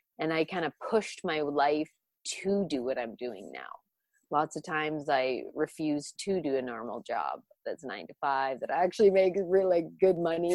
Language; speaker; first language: English; native; English